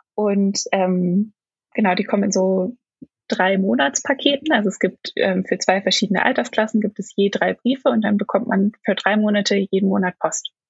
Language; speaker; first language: German; native; German